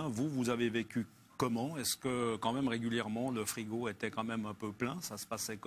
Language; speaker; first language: French; native; French